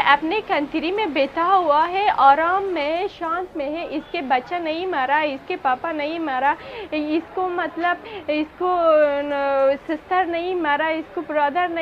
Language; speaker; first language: Hindi; non-native, fluent; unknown